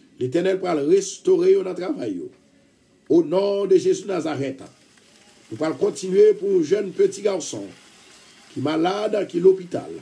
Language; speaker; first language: French; non-native, local second language; Haitian Creole